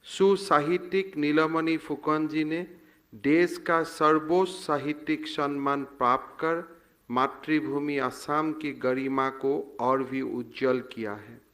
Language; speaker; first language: Hindi; non-native, local second language; Assamese